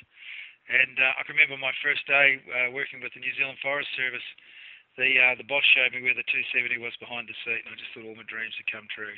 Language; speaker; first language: English; native; English